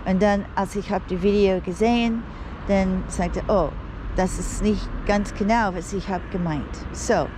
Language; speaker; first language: German; non-native, learner; English